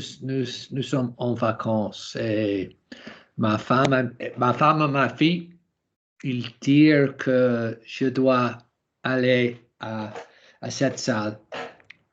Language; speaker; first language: French; non-native, learner; English